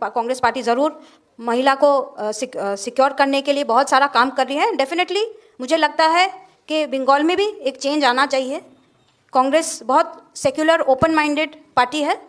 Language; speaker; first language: Hindi; non-native, local second language; Bangla